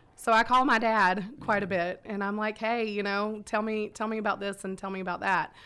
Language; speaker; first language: English; native; English